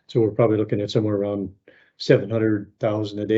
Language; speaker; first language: English; native; English